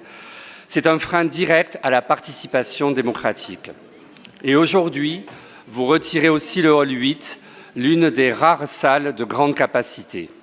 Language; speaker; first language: French; native; French